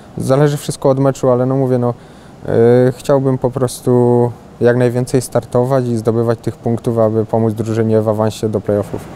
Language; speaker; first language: Polish; native; Polish